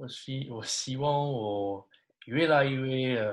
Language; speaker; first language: Chinese; non-native, learner; French